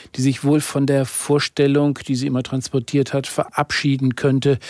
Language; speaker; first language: German; native; German